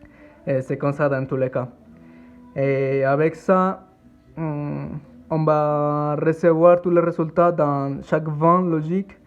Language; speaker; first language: French; non-native, learner; Spanish